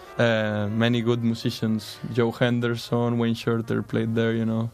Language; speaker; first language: English; non-native, fluent; Catalan